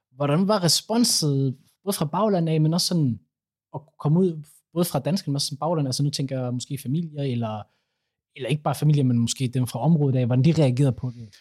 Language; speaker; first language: Danish; early bilingual, other home language; Somali